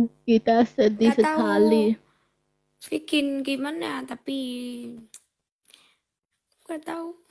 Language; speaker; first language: Indonesian; non-native, learner; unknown